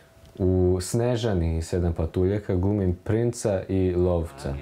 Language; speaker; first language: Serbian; early bilingual, heritage; German